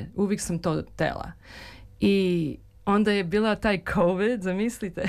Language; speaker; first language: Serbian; early bilingual, heritage; Serbian